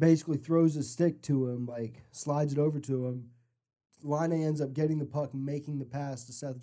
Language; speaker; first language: English; native; English